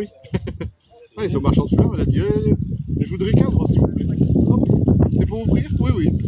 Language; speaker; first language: French; native; French